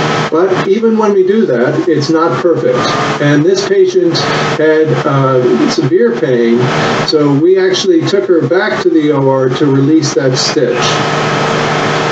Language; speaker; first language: English; native; English